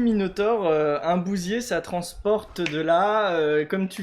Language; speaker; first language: French; native; French